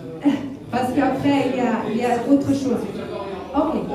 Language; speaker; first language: French; non-native, fluent; German